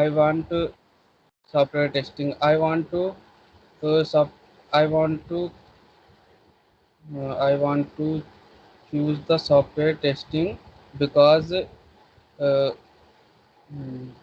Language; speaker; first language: English; non-native, learner; Hindi